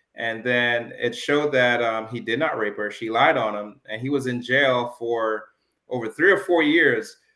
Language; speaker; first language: English; early bilingual, other home language; Jamaican Creole English